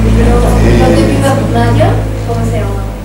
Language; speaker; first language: Spanish; non-native, fluent; Bulgarian